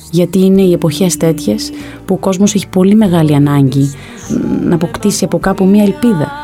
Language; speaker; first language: Greek; early bilingual, heritage; Greek